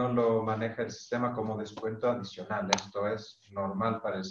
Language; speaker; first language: Spanish; native; Spanish